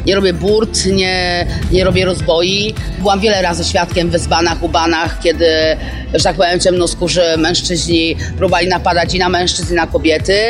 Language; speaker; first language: Polish; native; Polish